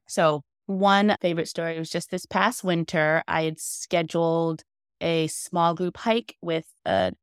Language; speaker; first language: English; native; English